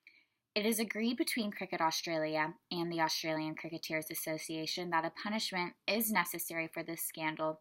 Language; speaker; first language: English; native; English